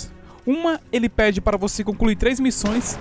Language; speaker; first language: Portuguese; native; Portuguese